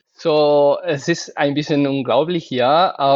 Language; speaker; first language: German; non-native, fluent; Spanish